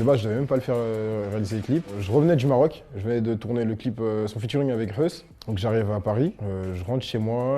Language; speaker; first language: French; native; French